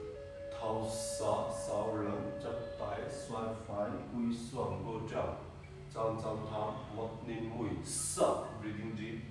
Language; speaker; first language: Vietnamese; non-native, learner; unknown